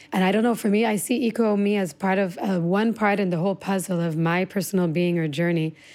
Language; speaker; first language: English; early bilingual, other home language; Hebrew